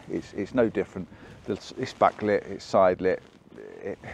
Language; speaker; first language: English; native; English